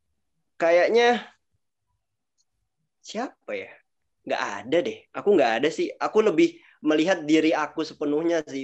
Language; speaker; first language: Indonesian; native; Indonesian